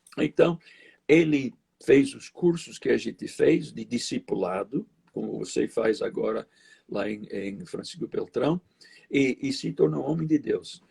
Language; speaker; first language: Portuguese; non-native, fluent; English